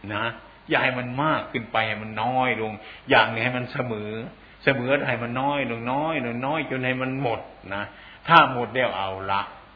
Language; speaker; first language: Thai; non-native, local second language; Northeastern Thai